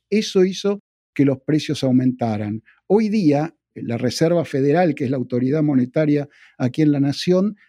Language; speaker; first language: Spanish; native; Spanish